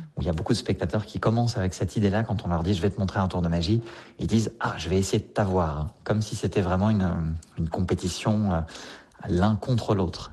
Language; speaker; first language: French; native; French